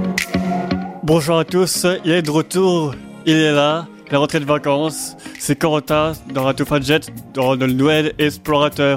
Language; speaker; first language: French; native; French